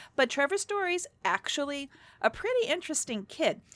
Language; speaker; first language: English; native; English